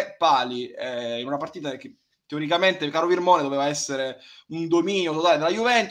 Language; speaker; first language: Italian; native; Italian